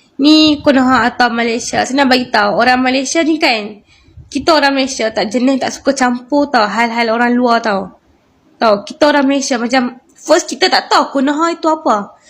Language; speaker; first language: Malay; native; Malay